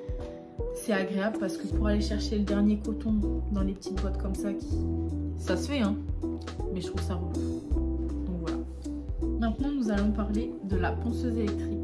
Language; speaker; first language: French; native; French